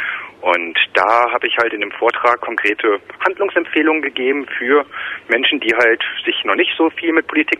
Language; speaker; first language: German; native; German